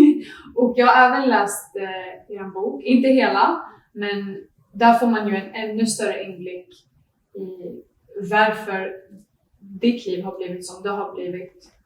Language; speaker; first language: Swedish; native; Swedish